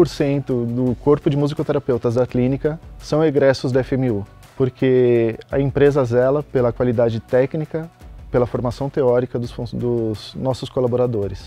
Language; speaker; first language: Portuguese; native; Portuguese